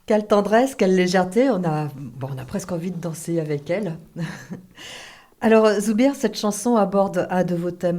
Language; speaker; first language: French; native; French